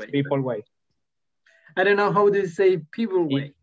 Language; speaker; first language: English; non-native, learner; Spanish